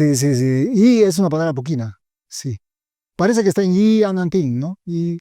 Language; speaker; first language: Spanish; native; Spanish